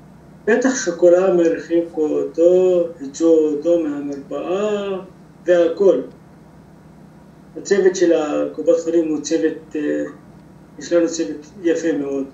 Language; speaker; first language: Hebrew; non-native, local second language; Arabic